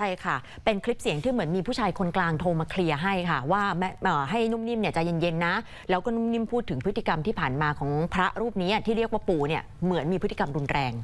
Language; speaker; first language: Thai; native; Thai